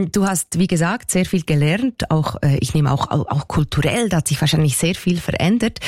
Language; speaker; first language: German; native; German